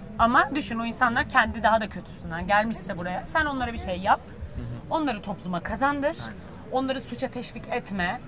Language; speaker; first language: Turkish; native; Turkish